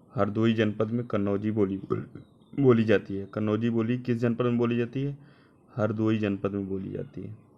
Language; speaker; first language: Hindi; native; Hindi